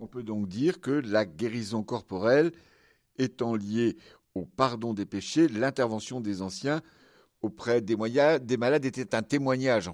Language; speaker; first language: French; native; French